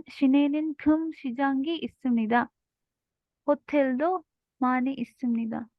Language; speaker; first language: Korean; non-native, learner; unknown